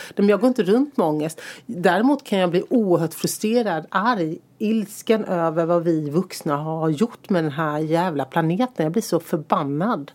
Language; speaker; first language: Swedish; native; Swedish